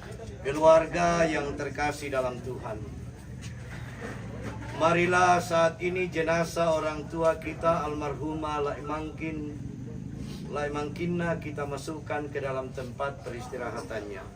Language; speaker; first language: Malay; non-native, local second language; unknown